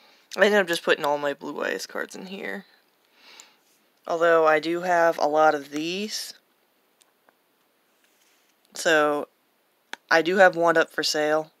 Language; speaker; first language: English; native; English